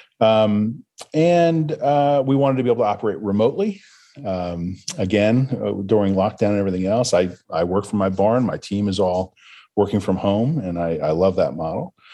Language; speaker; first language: English; native; English